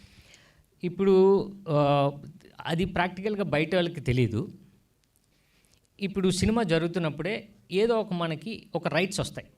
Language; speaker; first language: Telugu; native; Telugu